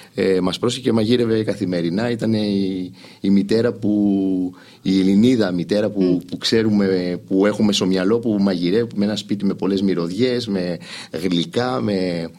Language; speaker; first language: Greek; early bilingual, heritage; Greek